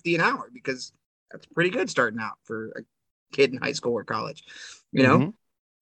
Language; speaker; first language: English; native; English